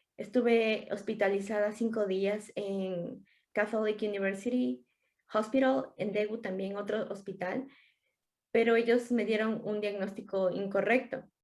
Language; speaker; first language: Spanish; native; Spanish